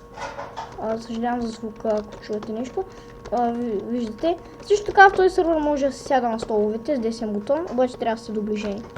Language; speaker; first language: Bulgarian; native; Bulgarian